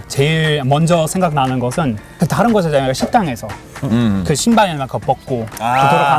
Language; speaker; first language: Korean; non-native, learner; English